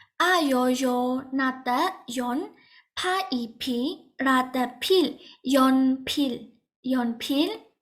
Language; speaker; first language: Korean; non-native, fluent; Burmese